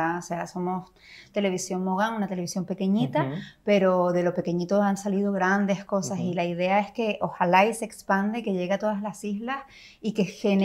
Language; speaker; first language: Spanish; native; Spanish